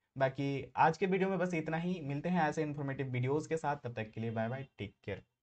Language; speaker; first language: Hindi; native; Hindi